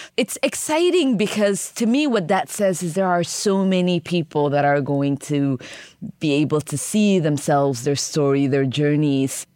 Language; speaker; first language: English; early bilingual, other home language; Somali